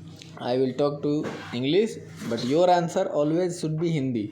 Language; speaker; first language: English; non-native, learner; Hindi